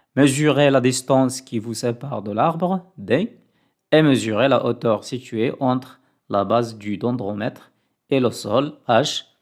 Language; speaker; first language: French; non-native, local second language; Arabic